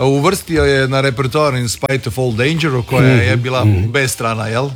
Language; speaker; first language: Serbian; native; Serbian